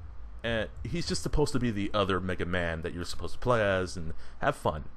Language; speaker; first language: English; native; English